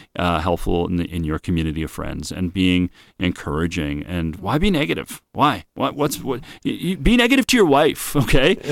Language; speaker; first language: English; native; English